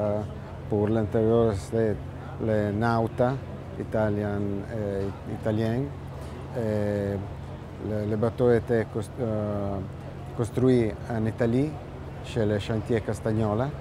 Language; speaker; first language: French; non-native, learner; Italian